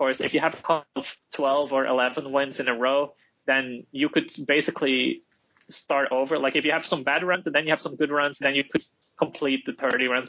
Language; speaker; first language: English; non-native, fluent; Dutch